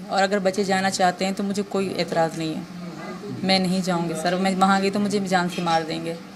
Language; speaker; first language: Urdu; non-native, local second language; Sindhi